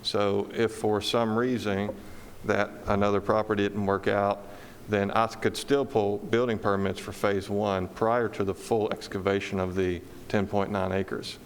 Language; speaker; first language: English; native; English